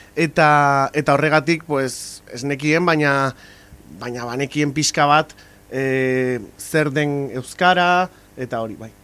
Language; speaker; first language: Basque; non-native, local second language; Spanish